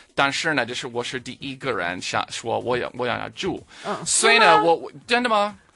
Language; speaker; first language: Chinese; non-native, fluent; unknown